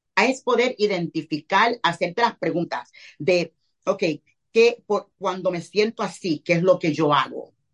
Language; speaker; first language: Spanish; early bilingual, heritage; Spanish